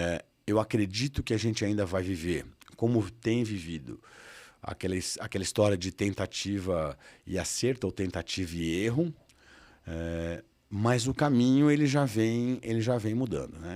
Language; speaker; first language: Portuguese; native; Portuguese